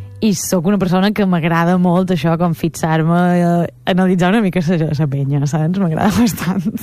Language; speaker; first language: Catalan; native; Catalan